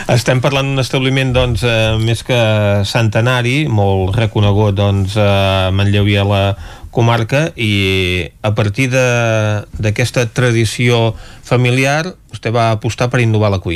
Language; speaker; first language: Catalan; native; Catalan